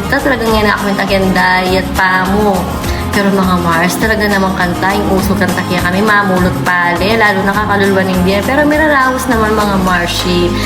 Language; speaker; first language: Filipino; non-native, local second language; Pampanga